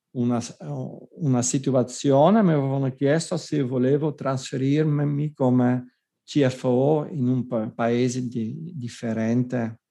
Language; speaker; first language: Italian; non-native, fluent; Dutch